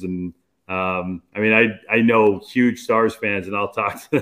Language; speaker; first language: English; native; English